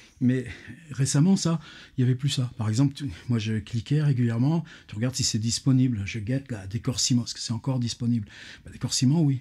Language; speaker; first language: French; native; French